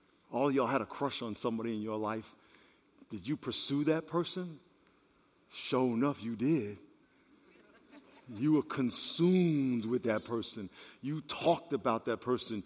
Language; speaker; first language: English; native; English